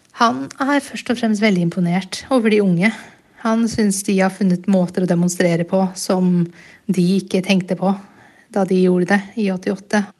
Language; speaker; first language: Norwegian; early bilingual, other home language; Burmese